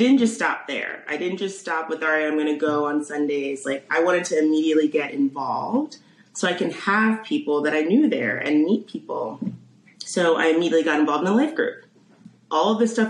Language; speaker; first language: English; native; English